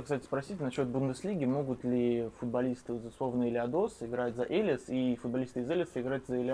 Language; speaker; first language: Russian; native; Russian